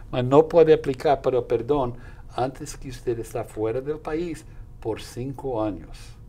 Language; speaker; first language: Spanish; non-native, fluent; Portuguese